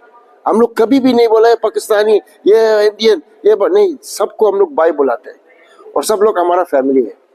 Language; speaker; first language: Hindi; non-native, learner; Arabic